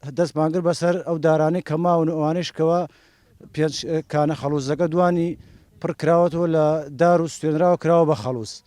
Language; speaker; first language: Central Kurdish; native; Central Kurdish